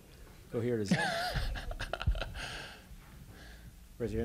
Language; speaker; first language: English; native; English